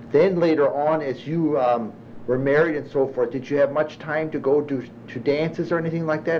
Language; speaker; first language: English; early bilingual, other home language; German